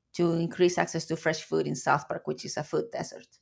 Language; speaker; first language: English; non-native, fluent; Spanish